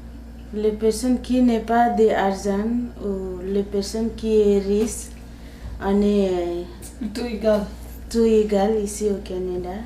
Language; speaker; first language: French; non-native, learner; Nepali